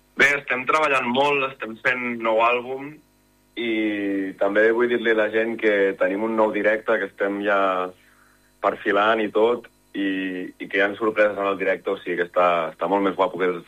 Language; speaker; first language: Catalan; native; Catalan